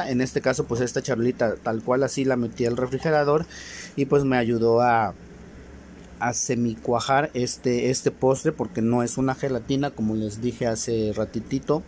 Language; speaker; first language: Spanish; native; Spanish